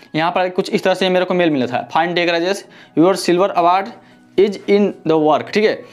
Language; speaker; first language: Hindi; native; Hindi